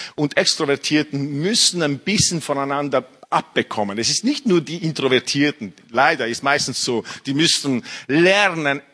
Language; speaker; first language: German; non-native, fluent; Italian